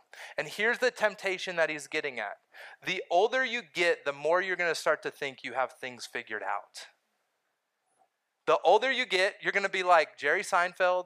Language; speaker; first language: English; native; English